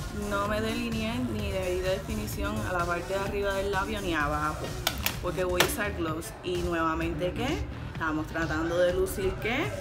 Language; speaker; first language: Spanish; early bilingual, heritage; Spanish